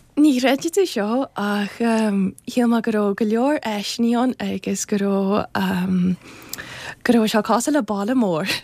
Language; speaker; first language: Irish; non-native, fluent; English